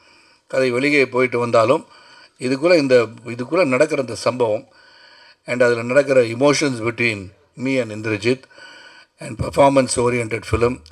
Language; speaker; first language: Tamil; native; Tamil